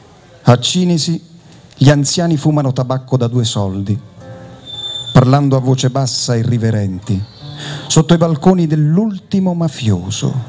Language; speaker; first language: Italian; native; Italian